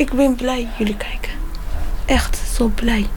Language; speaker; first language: Dutch; non-native, learner; Tigrinya